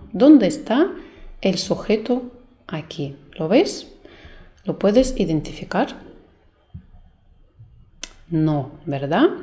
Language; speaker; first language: Spanish; non-native, fluent; Russian